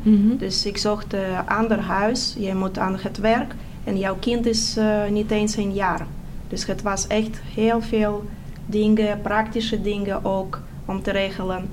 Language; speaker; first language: Dutch; non-native, fluent; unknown